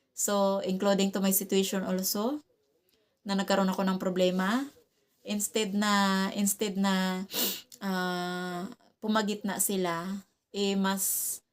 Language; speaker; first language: Filipino; non-native, local second language; Cebuano